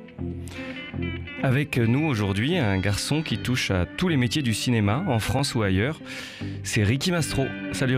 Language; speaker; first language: French; native; French